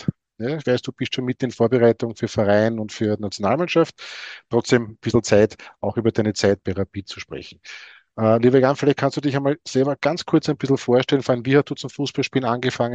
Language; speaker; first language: German; native; German